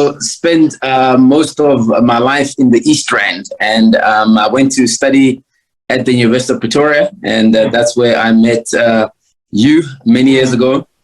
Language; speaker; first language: English; non-native, local second language; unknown